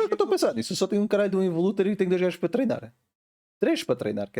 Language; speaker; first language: Portuguese; native; Portuguese